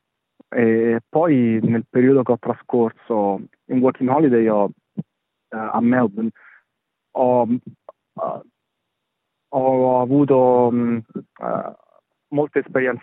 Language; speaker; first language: Italian; native; Italian